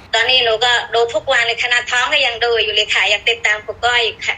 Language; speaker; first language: Thai; non-native, fluent; Burmese